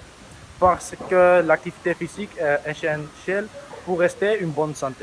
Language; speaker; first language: French; non-native, learner; Dutch